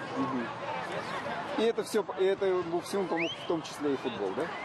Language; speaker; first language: Russian; native; Russian